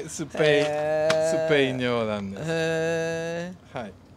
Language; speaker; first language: Japanese; non-native, learner; Spanish